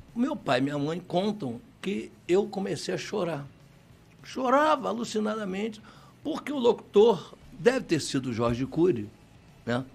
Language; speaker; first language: Portuguese; native; Portuguese